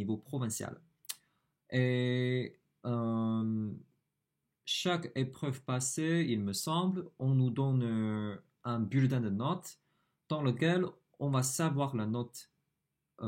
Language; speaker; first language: French; non-native, fluent; Chinese